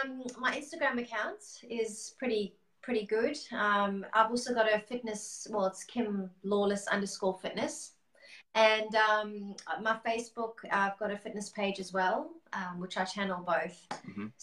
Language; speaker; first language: English; native; English